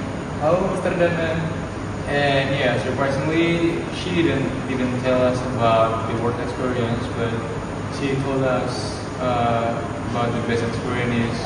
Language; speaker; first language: English; non-native, learner; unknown